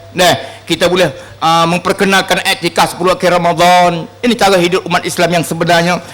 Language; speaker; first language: Malay; native; Malay